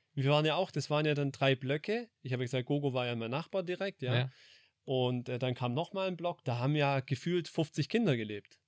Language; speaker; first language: German; native; German